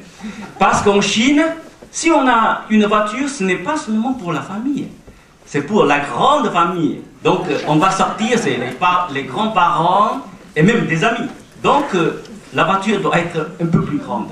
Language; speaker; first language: French; non-native, fluent; Chinese